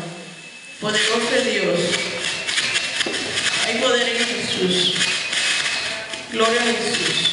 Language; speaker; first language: Spanish; native; Spanish